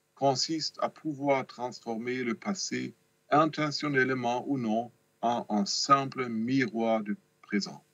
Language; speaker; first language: French; non-native, fluent; German